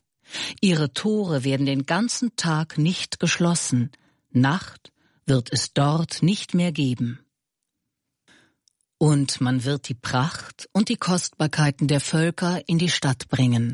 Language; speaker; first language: German; native; German